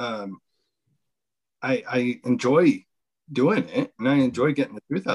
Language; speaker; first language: English; native; English